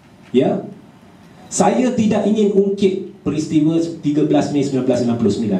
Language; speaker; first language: Malay; native; Malay